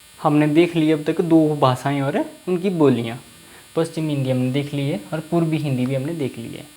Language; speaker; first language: Hindi; native; Hindi